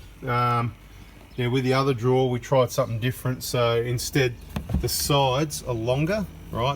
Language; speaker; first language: English; native; English